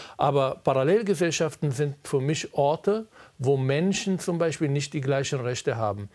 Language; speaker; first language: German; non-native, fluent; Arabic